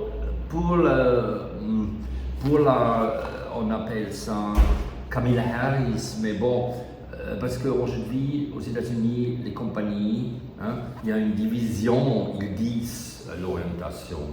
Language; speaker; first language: French; non-native, learner; German